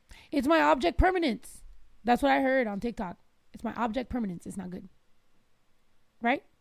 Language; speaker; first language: English; early bilingual, other home language; Spanish